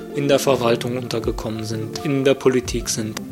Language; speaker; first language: German; native; German